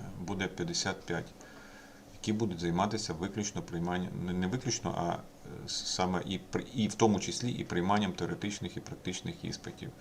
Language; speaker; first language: Ukrainian; native; Ukrainian